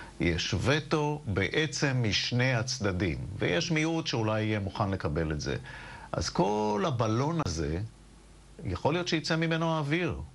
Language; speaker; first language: Hebrew; native; Hebrew